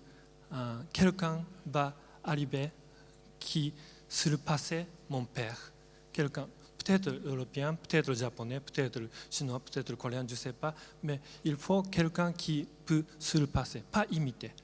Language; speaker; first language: French; non-native, learner; Japanese